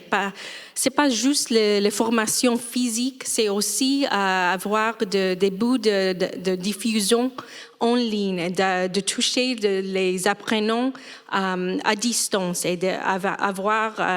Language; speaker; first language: French; non-native, fluent; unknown